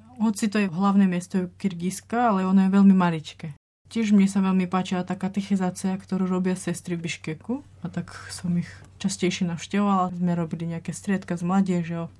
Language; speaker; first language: Slovak; non-native, fluent; Russian